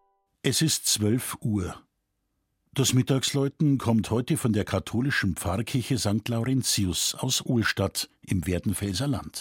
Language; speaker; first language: German; native; German